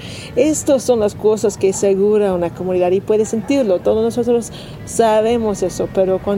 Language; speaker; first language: Spanish; non-native, learner; English